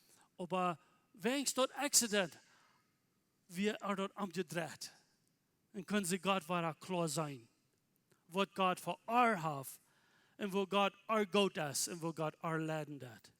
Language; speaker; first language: German; non-native, learner; Plautdietsch